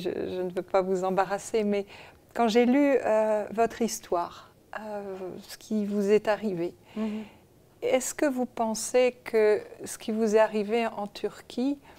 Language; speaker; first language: French; native; French